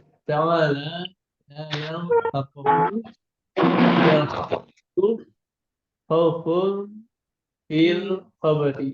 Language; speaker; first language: Arabic; non-native, learner; Indonesian